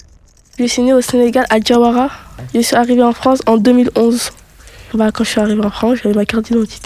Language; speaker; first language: French; early bilingual, other home language; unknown